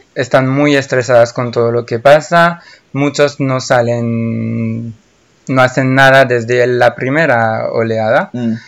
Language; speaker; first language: Spanish; non-native, fluent; French